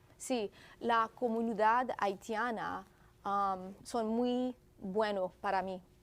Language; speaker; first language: Spanish; non-native, learner; Haitian Creole